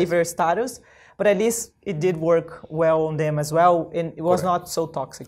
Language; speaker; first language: English; non-native, fluent; Portuguese